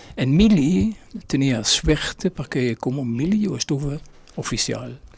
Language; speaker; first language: Spanish; non-native, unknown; Limburgish